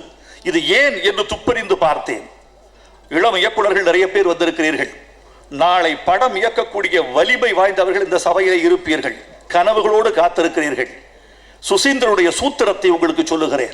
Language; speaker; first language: Tamil; native; Tamil